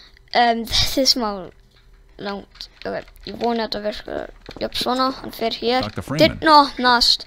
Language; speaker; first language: Icelandic; non-native, learner; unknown